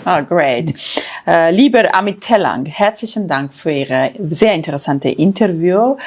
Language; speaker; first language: German; non-native, fluent; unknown